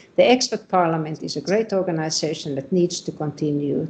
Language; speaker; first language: English; non-native, fluent; Finnish